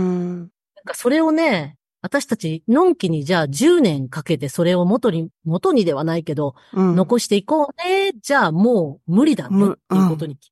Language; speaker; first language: Japanese; native; Japanese